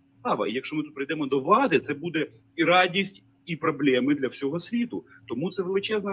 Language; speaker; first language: Ukrainian; native; Ukrainian